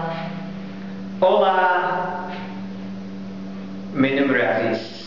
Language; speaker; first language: Spanish; non-native, learner; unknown